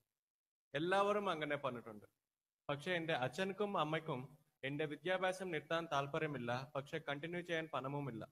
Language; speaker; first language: Malayalam; non-native, learner; Telugu